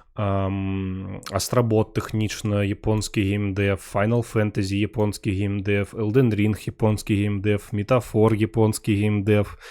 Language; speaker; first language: Belarusian; non-native, local second language; Russian